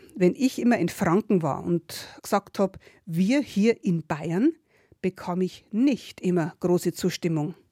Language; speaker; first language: German; native; German